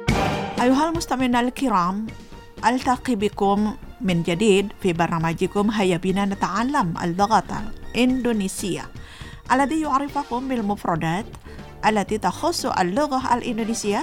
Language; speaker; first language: Arabic; non-native, fluent; Indonesian